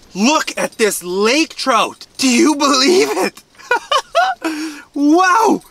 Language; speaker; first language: English; native; English